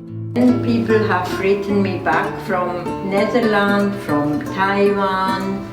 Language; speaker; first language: English; non-native, learner; German